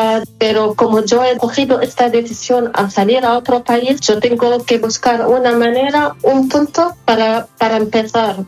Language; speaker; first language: Spanish; non-native, fluent; Arabic